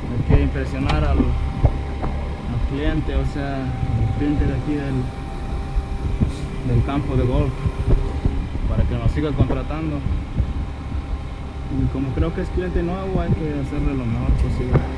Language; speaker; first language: Spanish; native; Spanish